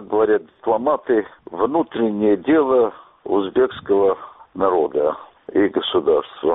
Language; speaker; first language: Russian; non-native, local second language; Uzbek